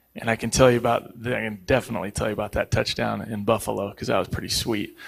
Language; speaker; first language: English; native; English